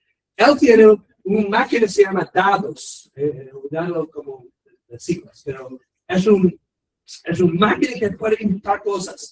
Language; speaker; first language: Spanish; non-native, learner; English